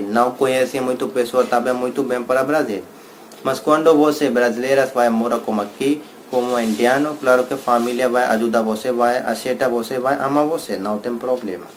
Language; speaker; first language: Portuguese; non-native, learner; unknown